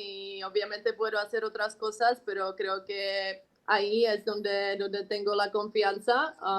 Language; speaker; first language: Spanish; non-native, fluent; Czech